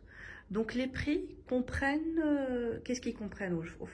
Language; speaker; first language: French; non-native, local second language; Arabic